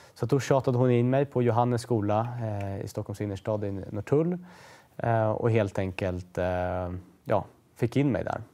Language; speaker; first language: Swedish; native; Swedish